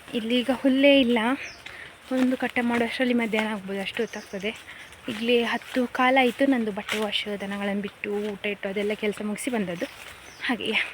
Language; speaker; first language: Kannada; non-native, local second language; Konkani